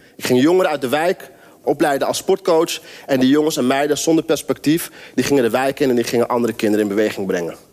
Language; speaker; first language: Dutch; native; Dutch